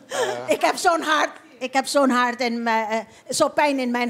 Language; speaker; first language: Dutch; non-native, fluent; Indonesian